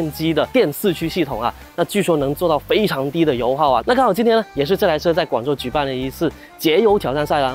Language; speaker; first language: Chinese; native; Chinese